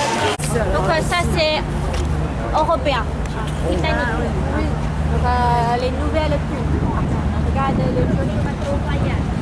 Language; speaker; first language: French; non-native, fluent; Chinese